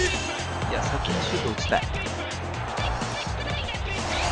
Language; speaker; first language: Japanese; native; Japanese